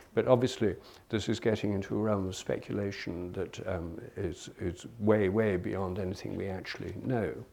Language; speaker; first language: English; native; English